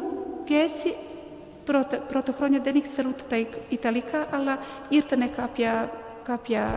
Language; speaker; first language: Greek; non-native, fluent; Serbian